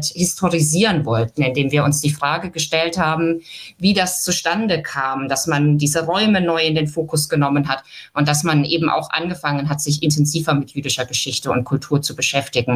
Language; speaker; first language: German; native; German